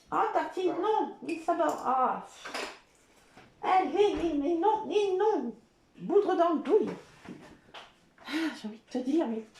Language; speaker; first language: French; native; French